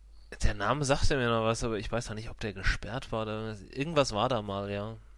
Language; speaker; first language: German; native; German